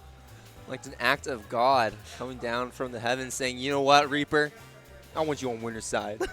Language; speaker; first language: English; native; English